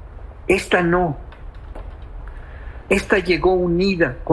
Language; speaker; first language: Spanish; native; Spanish